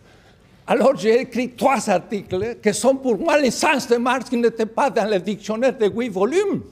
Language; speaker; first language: French; non-native, fluent; Spanish